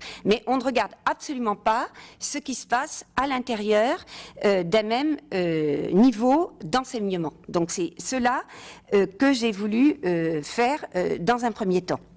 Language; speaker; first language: French; native; French